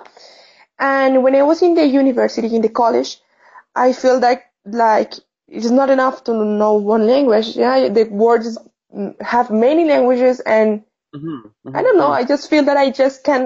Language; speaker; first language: English; non-native, learner; Spanish